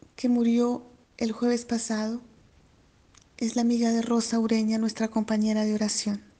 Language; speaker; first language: Spanish; native; Spanish